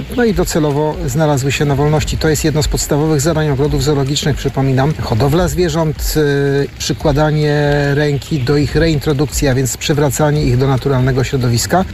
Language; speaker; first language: Polish; native; Polish